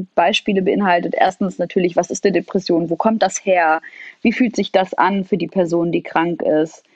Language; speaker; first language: German; non-native, fluent; Arabic